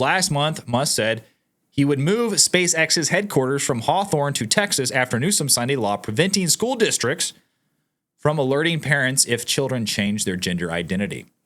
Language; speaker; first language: English; native; English